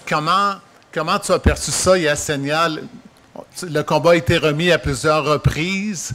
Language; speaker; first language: French; native; French